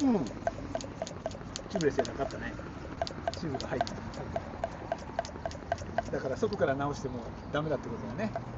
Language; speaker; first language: Japanese; native; Japanese